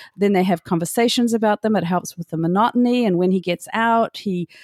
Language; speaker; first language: English; native; English